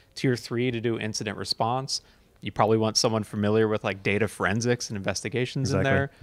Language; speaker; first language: English; native; English